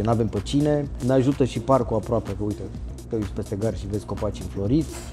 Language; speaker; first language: Romanian; native; Romanian